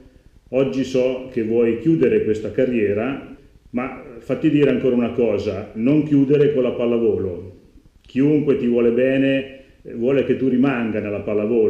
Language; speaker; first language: Italian; native; Italian